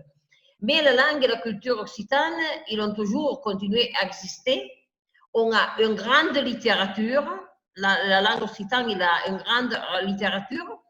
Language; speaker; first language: French; non-native, fluent; Italian